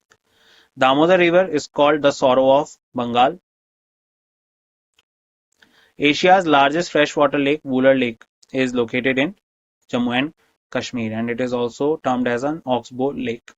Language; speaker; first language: English; non-native, local second language; Hindi